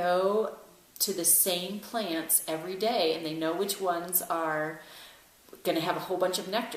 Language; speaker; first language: English; native; English